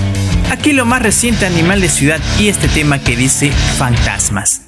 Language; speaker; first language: Spanish; native; Spanish